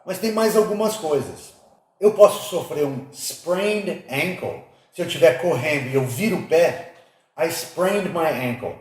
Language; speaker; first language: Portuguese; non-native, fluent; English